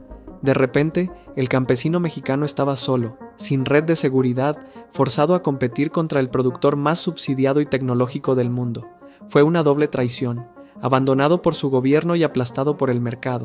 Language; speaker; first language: Spanish; native; Spanish